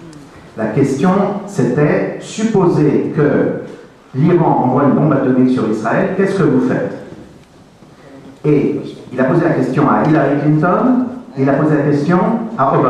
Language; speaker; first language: French; native; French